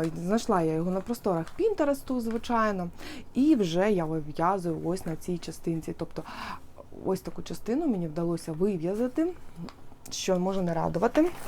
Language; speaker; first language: Ukrainian; non-native, local second language; Russian